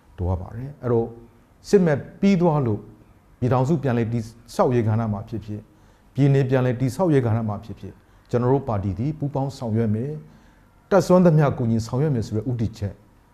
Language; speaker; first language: Burmese; native; Burmese